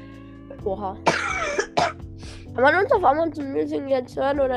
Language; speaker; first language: German; native; German